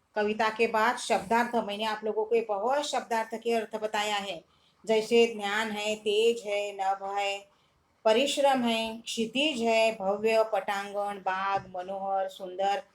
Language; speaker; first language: Hindi; non-native, local second language; Marathi